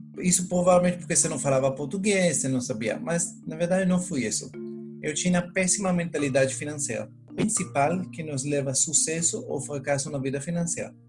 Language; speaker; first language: Portuguese; non-native, fluent; Hebrew